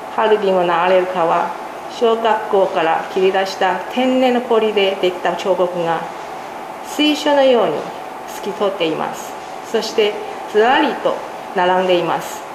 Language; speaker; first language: Japanese; native; Japanese